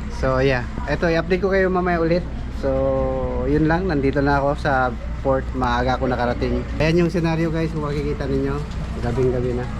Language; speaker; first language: Filipino; native; Filipino